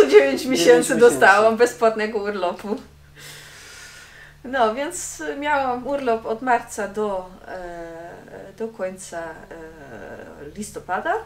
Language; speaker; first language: Polish; non-native, fluent; Dutch